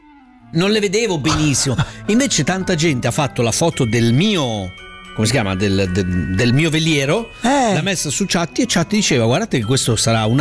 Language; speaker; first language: Italian; native; Italian